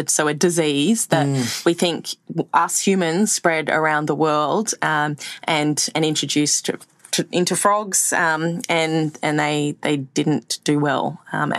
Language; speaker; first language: English; native; English